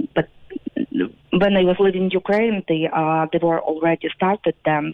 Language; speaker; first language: English; non-native, fluent; Ukrainian